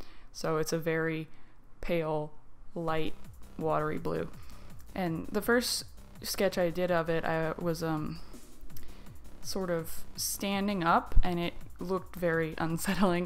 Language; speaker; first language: English; native; English